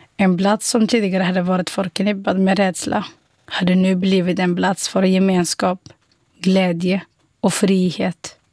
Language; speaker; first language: Swedish; non-native, fluent; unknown